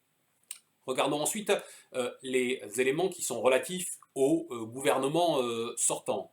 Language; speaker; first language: French; native; French